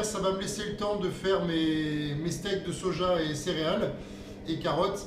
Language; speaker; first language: French; native; French